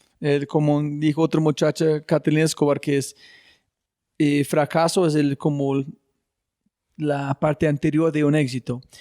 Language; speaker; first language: Spanish; non-native, fluent; English